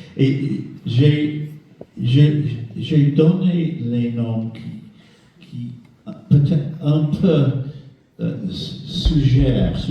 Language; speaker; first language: French; non-native, fluent; English